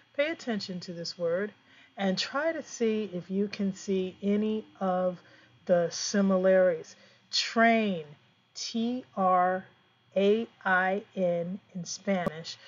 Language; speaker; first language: English; native; English